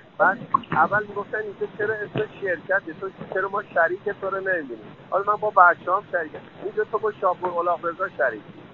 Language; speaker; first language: Persian; native; Persian